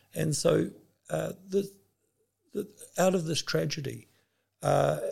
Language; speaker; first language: English; native; English